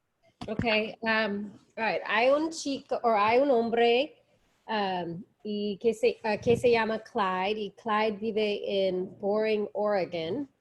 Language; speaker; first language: Spanish; non-native, learner; English